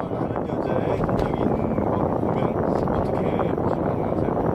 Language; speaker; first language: Korean; native; Korean